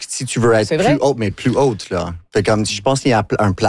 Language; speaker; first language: French; non-native, local second language; English